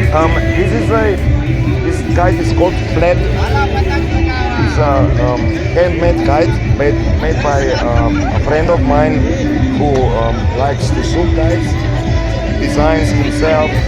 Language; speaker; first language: English; non-native, fluent; Slovenian